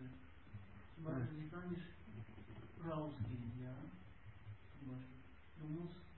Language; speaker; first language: German; non-native, learner; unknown